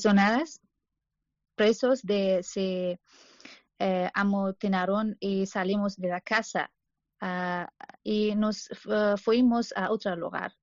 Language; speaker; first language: Spanish; non-native, learner; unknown